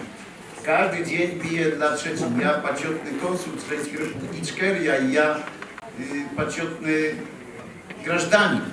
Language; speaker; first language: Russian; non-native, learner; Polish